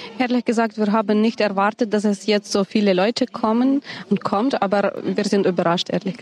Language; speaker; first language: German; non-native, fluent; Ukrainian